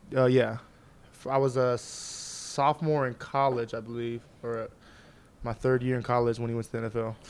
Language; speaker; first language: English; native; English